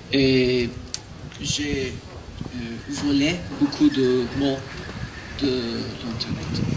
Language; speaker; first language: French; non-native, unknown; Maltese